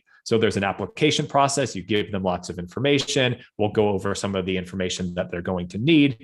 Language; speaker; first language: English; native; English